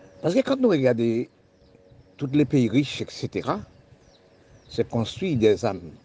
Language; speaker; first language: French; non-native, local second language; Haitian Creole